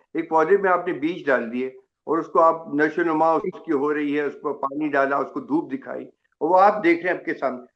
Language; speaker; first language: Urdu; native; Urdu